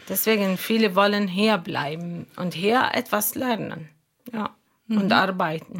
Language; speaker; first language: German; non-native, learner; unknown